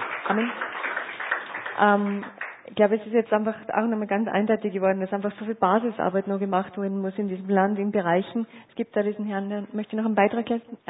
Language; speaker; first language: German; native; German